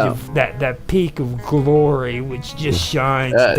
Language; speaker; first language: English; native; English